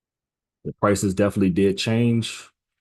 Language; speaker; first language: English; native; English